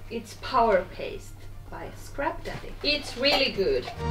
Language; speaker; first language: English; non-native, fluent; Finnish